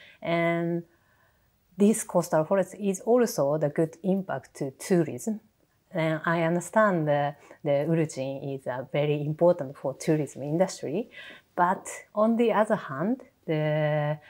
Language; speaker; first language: English; non-native, learner; Japanese